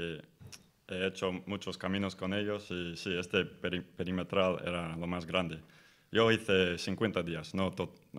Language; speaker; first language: Spanish; non-native, fluent; English